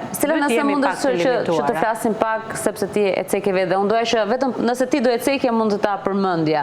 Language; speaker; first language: Albanian; native; Albanian